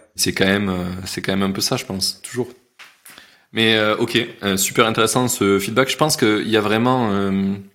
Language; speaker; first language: French; native; French